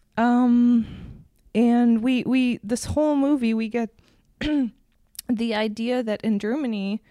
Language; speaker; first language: English; non-native, fluent; German